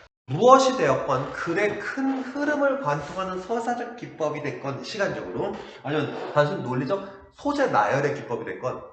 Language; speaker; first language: Korean; native; Korean